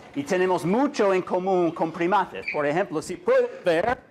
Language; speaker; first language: Spanish; non-native, fluent; English